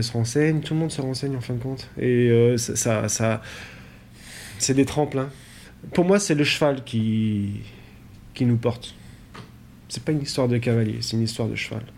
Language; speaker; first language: French; native; French